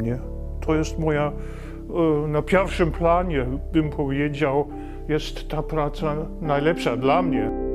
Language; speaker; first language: Polish; non-native, fluent; German